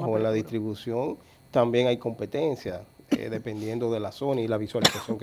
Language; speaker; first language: Spanish; native; Spanish